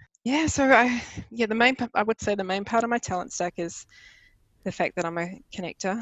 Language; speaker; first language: English; native; English